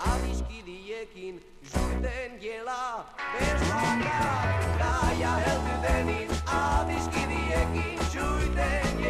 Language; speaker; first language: Spanish; non-native, fluent; Basque